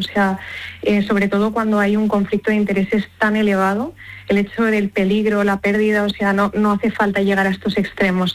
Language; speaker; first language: Spanish; native; Spanish